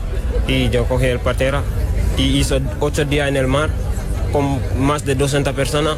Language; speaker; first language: Spanish; non-native, learner; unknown